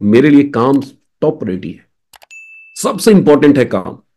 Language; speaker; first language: Hindi; native; Hindi